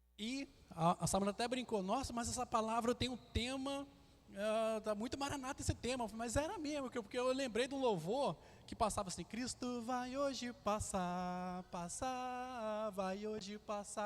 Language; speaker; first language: Portuguese; native; Portuguese